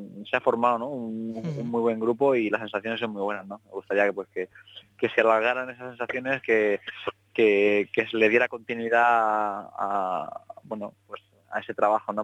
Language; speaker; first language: Spanish; native; Spanish